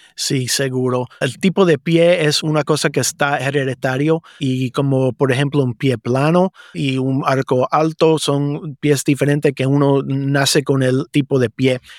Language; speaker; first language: Spanish; early bilingual, heritage; Spanish